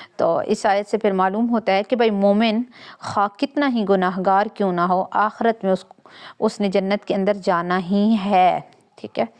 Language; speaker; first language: Urdu; non-native, local second language; Punjabi